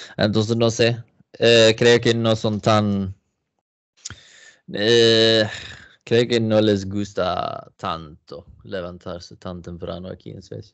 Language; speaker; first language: Spanish; non-native, learner; Swedish